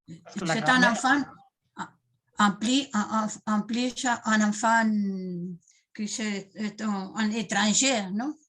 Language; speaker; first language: French; non-native, fluent; Spanish